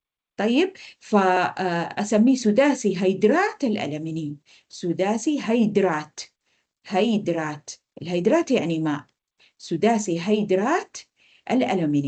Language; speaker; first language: Arabic; native; Arabic